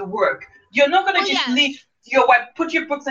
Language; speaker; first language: English; non-native, local second language; Yoruba